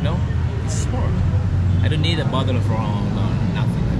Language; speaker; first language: English; non-native, fluent; Spanish